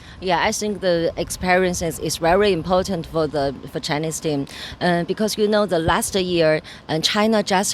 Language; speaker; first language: English; non-native, learner; Chinese